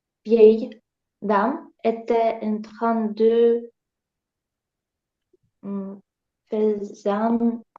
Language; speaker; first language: French; non-native, learner; Russian